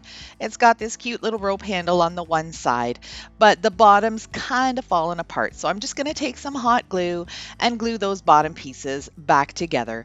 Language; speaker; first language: English; native; English